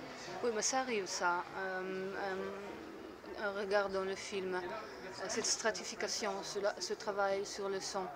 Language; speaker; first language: French; non-native, learner; Italian